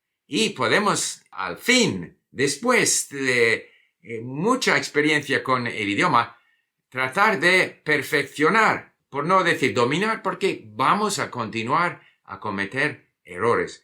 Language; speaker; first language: Spanish; non-native, fluent; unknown